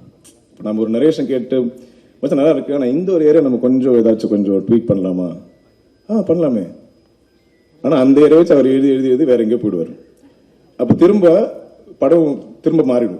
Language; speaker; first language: Tamil; non-native, local second language; Malayalam